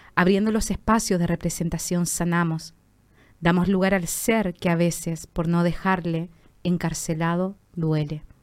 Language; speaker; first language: Spanish; native; Spanish